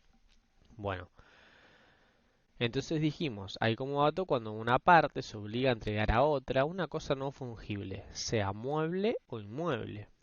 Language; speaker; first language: Spanish; native; Spanish